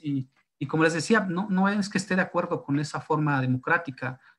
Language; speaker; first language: Spanish; non-native, local second language; Zapotec